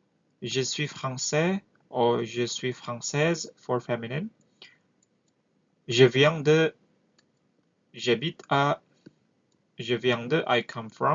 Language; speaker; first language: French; non-native, learner; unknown